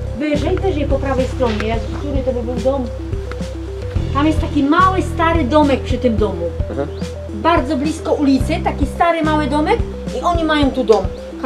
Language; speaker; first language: Polish; native; Polish